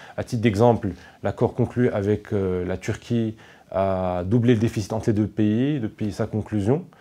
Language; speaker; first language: French; non-native, local second language; Arabic